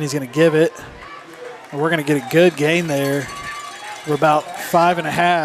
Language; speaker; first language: English; native; English